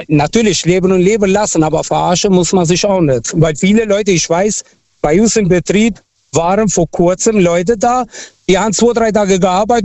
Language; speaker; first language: German; non-native, fluent; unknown